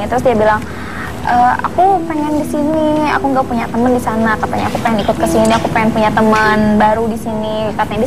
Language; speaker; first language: Indonesian; native; Indonesian